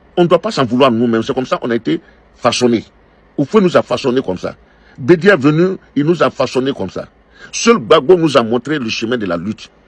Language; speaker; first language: French; non-native, local second language; Dyula